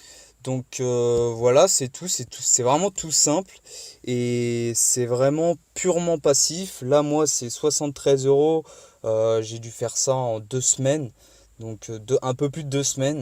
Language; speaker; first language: French; native; French